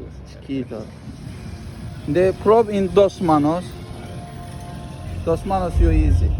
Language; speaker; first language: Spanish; non-native, learner; Azerbaijani